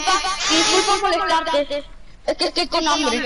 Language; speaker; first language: Spanish; native; Spanish